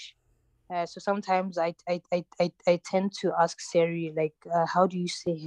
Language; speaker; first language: English; non-native, local second language; Tsonga